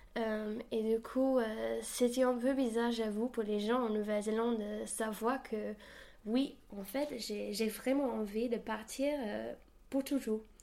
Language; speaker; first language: French; non-native, fluent; English